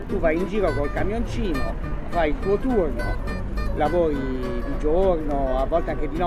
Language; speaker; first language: Italian; native; Italian